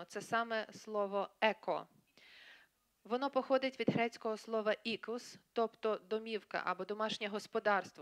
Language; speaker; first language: Ukrainian; native; Ukrainian